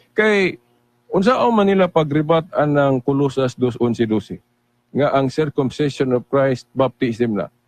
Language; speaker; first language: Cebuano; native; Cebuano